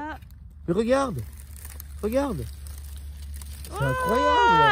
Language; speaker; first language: French; native; French